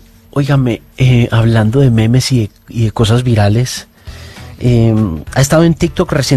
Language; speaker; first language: Spanish; native; Spanish